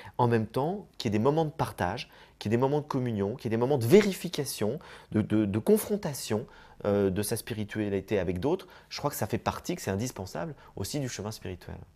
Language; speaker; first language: French; native; French